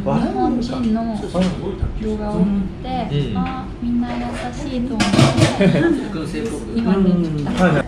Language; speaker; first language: Japanese; non-native, learner; German